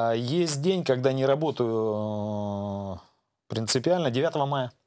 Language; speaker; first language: Russian; native; Russian